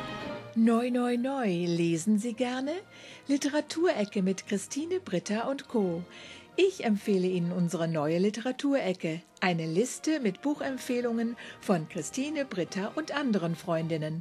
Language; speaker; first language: German; native; German